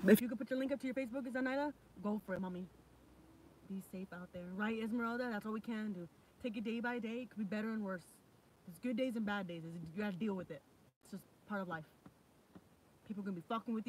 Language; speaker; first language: English; native; English